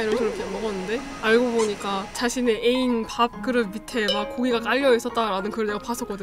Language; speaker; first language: Korean; native; Korean